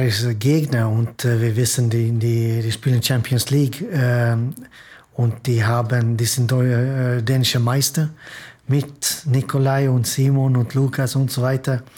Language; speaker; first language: German; non-native, fluent; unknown